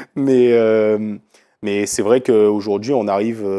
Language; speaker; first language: French; native; French